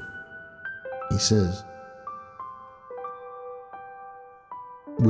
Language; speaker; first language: English; native; English